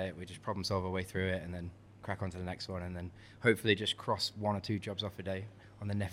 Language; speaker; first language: English; native; English